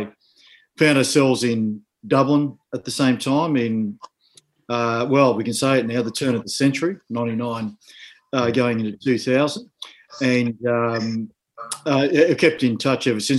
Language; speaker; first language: English; native; English